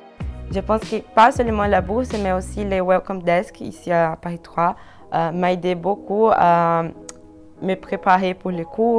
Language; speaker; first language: French; non-native, fluent; Portuguese